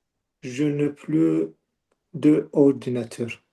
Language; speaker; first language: French; non-native, learner; Azerbaijani